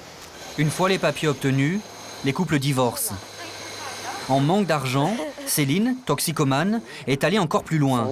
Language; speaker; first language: French; native; French